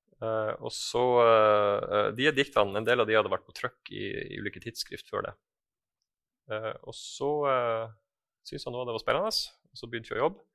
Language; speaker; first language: Norwegian; native; Norwegian